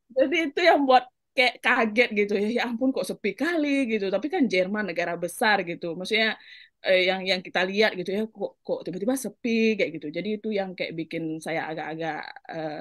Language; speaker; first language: Indonesian; non-native, local second language; Achinese